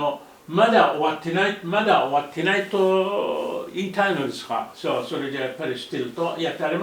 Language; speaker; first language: Japanese; non-native, fluent; Arabic